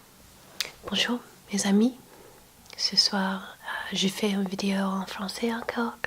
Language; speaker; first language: French; non-native, learner; English